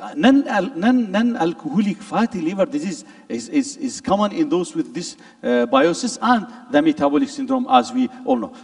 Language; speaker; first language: English; non-native, fluent; Arabic